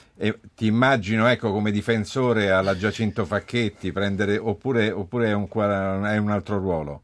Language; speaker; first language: Italian; native; Italian